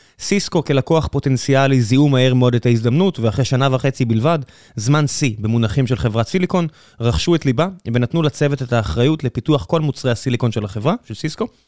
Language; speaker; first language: Hebrew; native; Hebrew